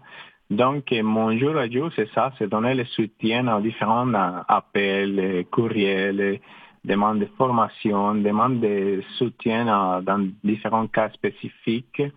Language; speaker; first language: French; non-native, fluent; Spanish